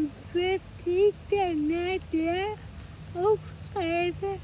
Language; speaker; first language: French; non-native, learner; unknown